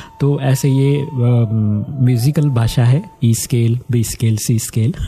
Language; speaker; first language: Hindi; native; Hindi